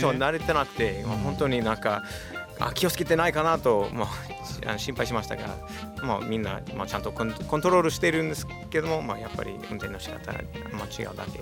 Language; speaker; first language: Japanese; non-native, fluent; English